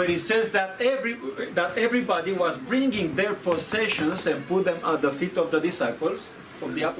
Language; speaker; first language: English; non-native, fluent; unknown